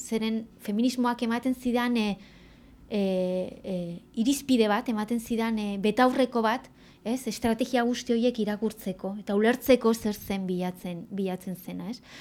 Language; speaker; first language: Basque; native; Basque